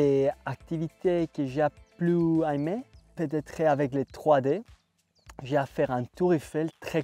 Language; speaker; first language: French; non-native, fluent; Spanish